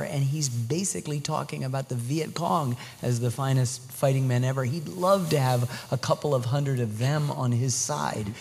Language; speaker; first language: English; native; English